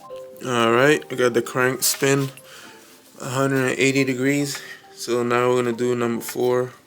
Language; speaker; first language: English; native; English